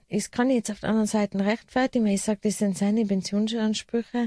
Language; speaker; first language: German; native; German